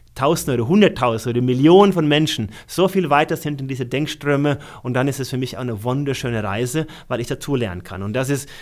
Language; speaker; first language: German; non-native, fluent; Norwegian